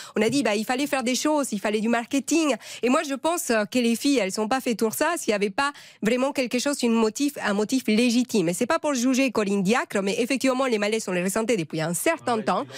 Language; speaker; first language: French; non-native, fluent; Spanish